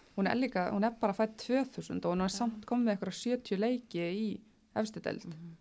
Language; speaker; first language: Icelandic; native; Icelandic